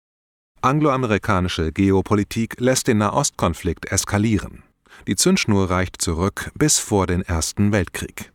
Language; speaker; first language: German; native; German